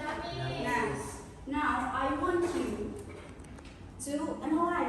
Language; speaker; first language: English; non-native, fluent; Indonesian